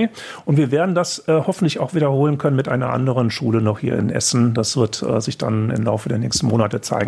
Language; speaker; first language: German; native; German